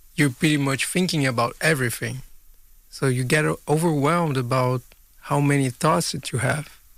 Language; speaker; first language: English; non-native, fluent; Portuguese